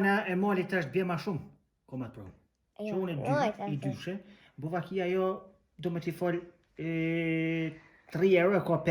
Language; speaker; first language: Albanian; native; Albanian